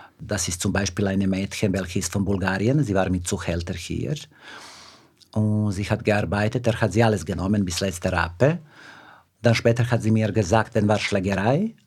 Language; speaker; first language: German; non-native, fluent; Serbian